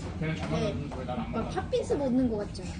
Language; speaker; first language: Korean; non-native, fluent; Japanese